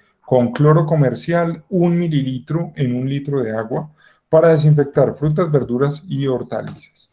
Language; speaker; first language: Spanish; native; Spanish